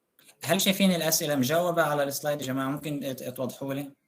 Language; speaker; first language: Arabic; native; Arabic